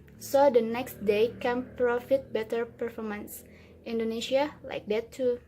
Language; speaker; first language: English; non-native, learner; Indonesian